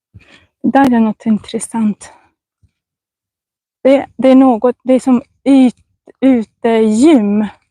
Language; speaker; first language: Swedish; non-native, fluent; Russian